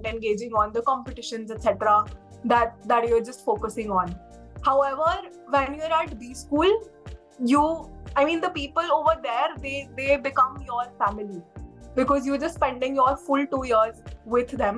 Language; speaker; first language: English; non-native, local second language; Hindi